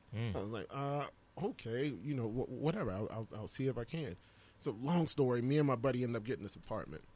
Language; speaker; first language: English; native; English